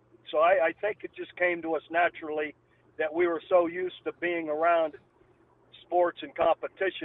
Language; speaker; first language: English; native; English